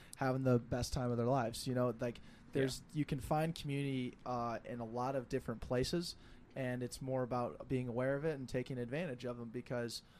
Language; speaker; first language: English; native; English